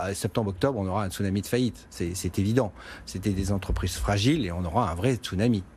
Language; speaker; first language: French; native; French